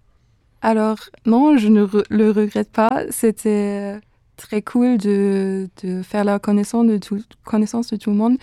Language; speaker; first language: French; non-native, fluent; German